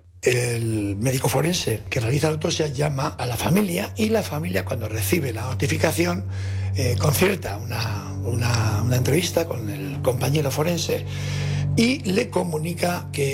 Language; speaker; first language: Spanish; native; Spanish